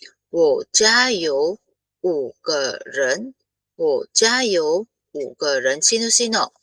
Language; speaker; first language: Chinese; non-native, fluent; Filipino